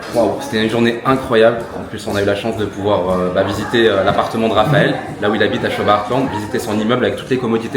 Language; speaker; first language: French; native; French